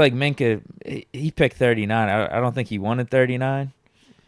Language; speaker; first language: English; native; English